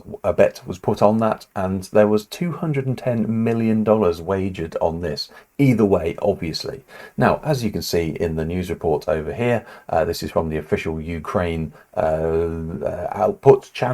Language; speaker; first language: English; native; English